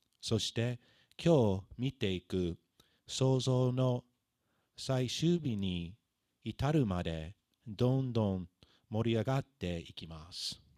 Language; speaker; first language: Japanese; non-native, fluent; English